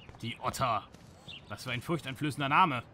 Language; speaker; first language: German; native; German